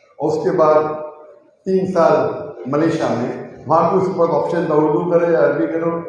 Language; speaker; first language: Urdu; non-native, local second language; Konkani